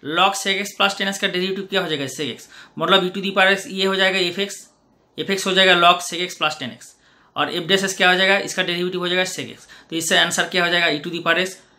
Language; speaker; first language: Hindi; non-native, local second language; Bangla